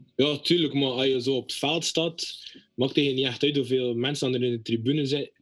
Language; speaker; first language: Dutch; native; Dutch